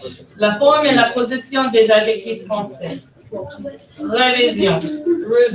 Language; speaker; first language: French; non-native, fluent; English